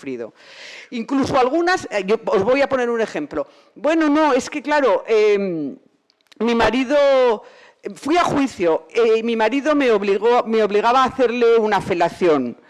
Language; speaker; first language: Spanish; native; Spanish